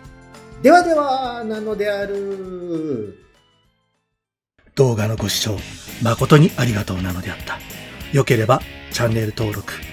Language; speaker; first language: Japanese; native; Japanese